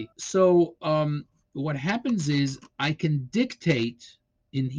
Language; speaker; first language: English; non-native, fluent; Hebrew